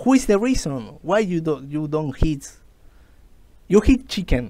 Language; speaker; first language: English; non-native, learner; Spanish